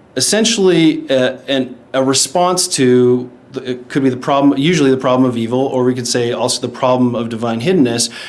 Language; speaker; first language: English; native; English